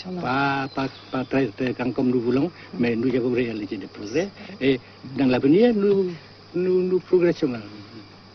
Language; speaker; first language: French; non-native, fluent; Vietnamese